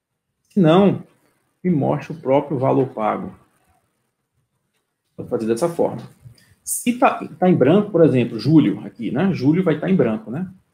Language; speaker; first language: Portuguese; native; Portuguese